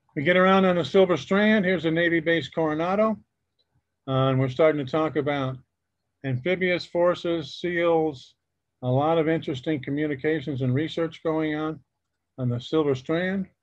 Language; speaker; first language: English; native; English